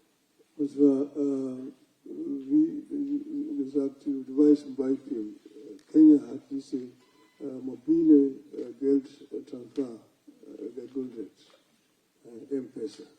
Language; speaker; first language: German; non-native, fluent; Luo (Kenya and Tanzania)